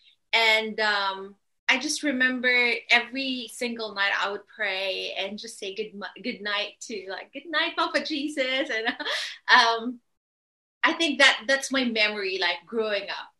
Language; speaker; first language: English; non-native, local second language; Filipino